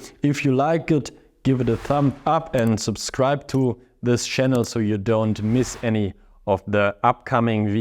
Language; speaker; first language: English; non-native, fluent; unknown